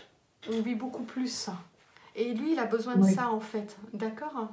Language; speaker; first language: French; native; French